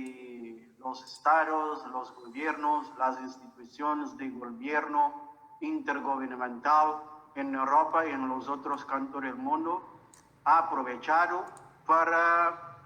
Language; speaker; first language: Spanish; non-native, fluent; Portuguese